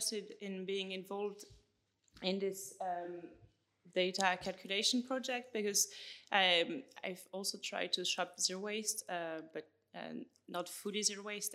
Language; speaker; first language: English; non-native, fluent; French